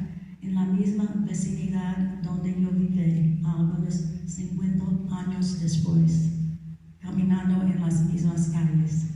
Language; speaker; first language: Spanish; non-native, learner; English